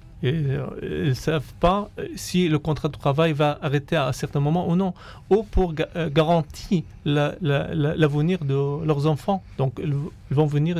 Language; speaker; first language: French; non-native, fluent; Arabic